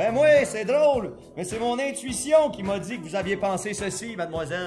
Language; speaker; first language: French; native; French